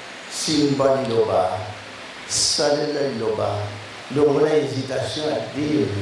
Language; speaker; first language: Portuguese; non-native, learner; Lingala